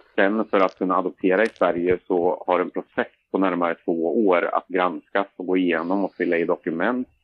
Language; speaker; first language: Swedish; native; Swedish